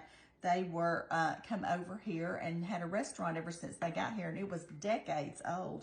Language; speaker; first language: English; native; English